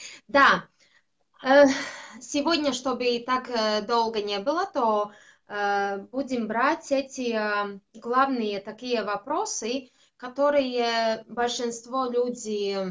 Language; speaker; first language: Russian; non-native, local second language; Latvian